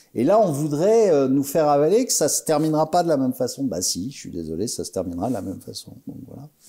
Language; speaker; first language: French; native; French